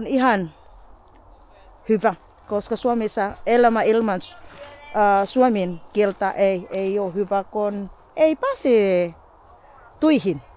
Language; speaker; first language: Finnish; non-native, learner; Filipino